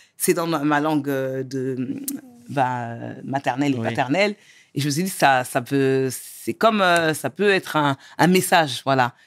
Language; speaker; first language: French; native; French